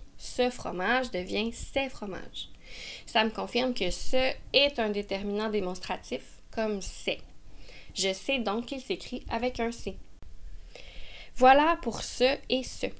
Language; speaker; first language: French; native; French